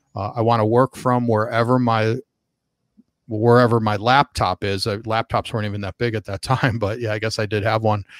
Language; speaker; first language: English; native; English